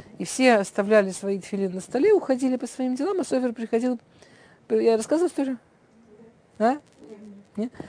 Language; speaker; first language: Russian; early bilingual, heritage; Russian